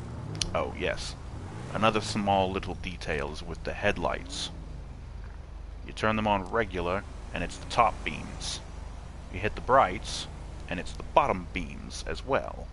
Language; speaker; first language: English; native; English